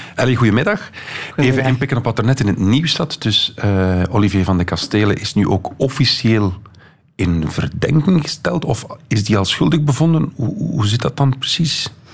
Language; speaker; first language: Dutch; native; Dutch